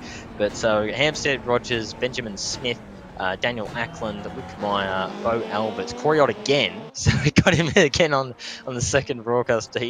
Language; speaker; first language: English; native; English